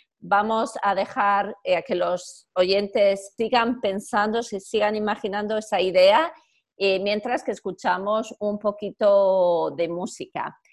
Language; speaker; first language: Spanish; native; Spanish